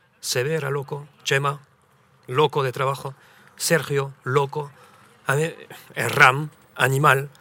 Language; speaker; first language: Spanish; early bilingual, heritage; French